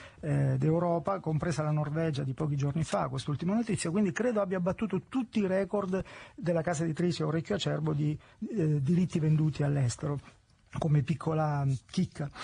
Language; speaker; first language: Italian; native; Italian